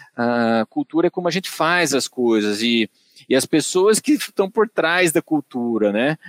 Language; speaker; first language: Portuguese; native; Portuguese